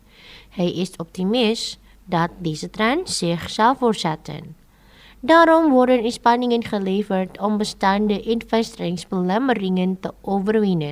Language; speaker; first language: Dutch; non-native, fluent; Indonesian